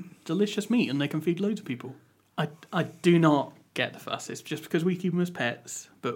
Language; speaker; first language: English; native; English